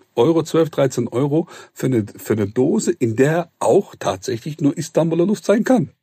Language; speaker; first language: German; non-native, fluent; Turkish